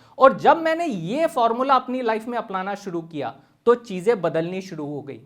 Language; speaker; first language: Hindi; native; Hindi